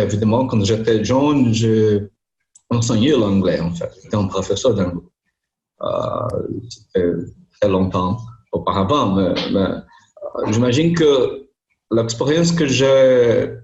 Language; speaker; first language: French; non-native, learner; Portuguese